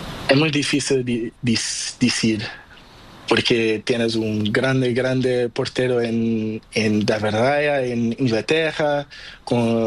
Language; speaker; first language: Spanish; non-native, learner; Portuguese